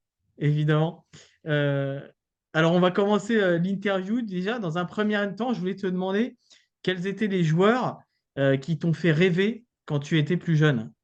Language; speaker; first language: French; native; French